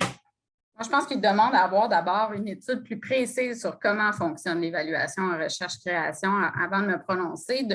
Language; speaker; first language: French; native; French